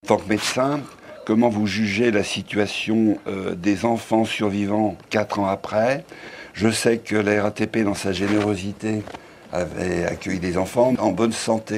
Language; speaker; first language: French; native; French